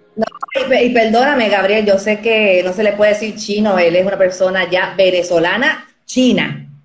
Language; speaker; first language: Spanish; native; Spanish